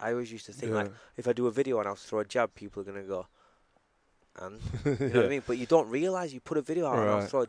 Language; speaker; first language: English; native; English